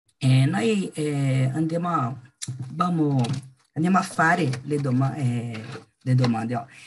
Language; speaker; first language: Italian; non-native, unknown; Portuguese